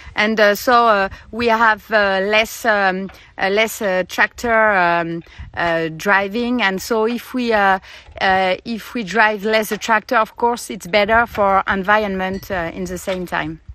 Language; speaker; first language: English; non-native, learner; French